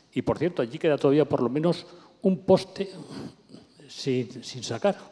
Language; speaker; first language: Spanish; native; Spanish